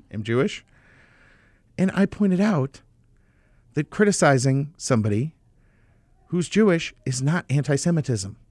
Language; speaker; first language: English; native; English